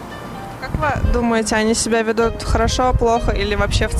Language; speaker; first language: Russian; native; Russian